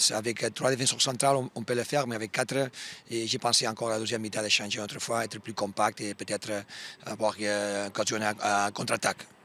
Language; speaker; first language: French; non-native, fluent; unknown